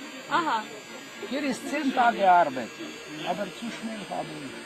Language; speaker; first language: German; non-native, learner; Slovenian